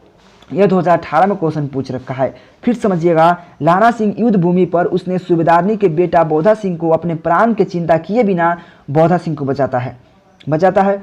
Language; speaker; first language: Hindi; native; Hindi